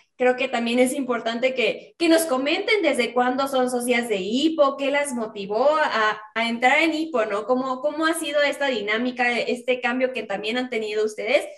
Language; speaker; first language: Spanish; native; Spanish